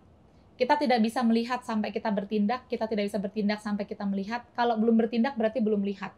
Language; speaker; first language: Indonesian; native; Indonesian